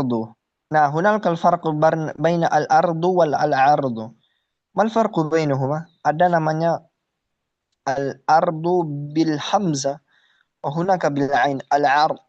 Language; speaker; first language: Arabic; non-native, learner; Indonesian